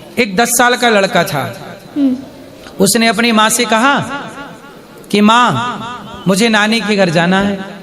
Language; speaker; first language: Hindi; native; Hindi